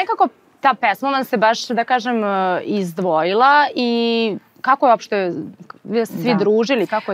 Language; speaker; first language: Serbian; native; Serbian